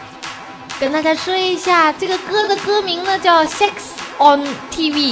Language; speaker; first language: Chinese; native; Chinese